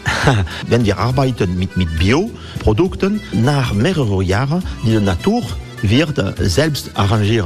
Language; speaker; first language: German; non-native, learner; French